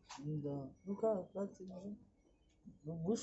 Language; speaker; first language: Russian; non-native, fluent; Tajik